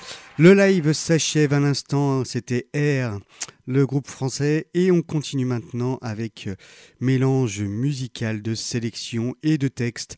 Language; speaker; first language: French; native; French